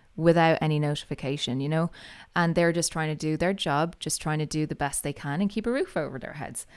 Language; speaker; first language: English; native; English